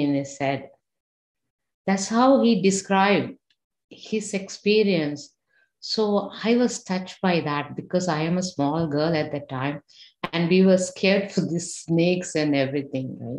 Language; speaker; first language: English; non-native, local second language; Tamil